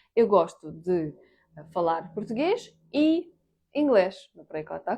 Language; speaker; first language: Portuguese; non-native, fluent; Ukrainian